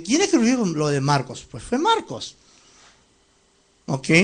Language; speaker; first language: Spanish; native; Spanish